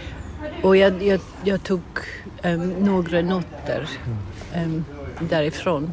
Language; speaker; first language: Swedish; non-native, fluent; English